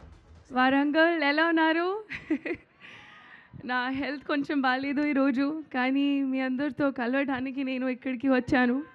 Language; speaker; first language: Telugu; non-native, learner; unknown